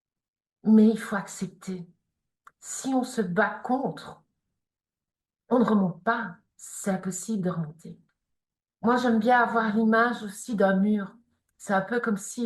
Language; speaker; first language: French; native; French